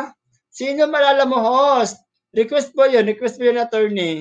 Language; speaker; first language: Filipino; non-native, local second language; Cebuano